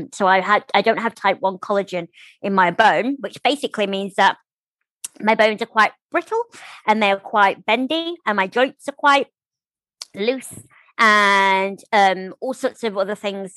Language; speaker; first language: English; native; English